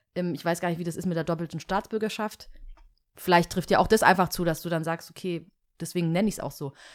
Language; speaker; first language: German; early bilingual, other home language; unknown